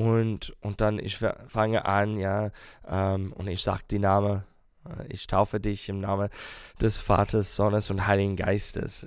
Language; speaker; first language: German; non-native, fluent; English